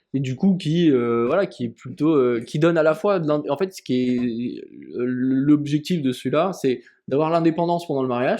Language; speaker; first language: French; native; French